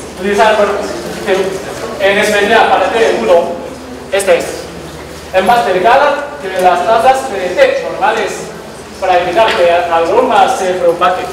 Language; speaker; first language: Spanish; non-native, learner; Chinese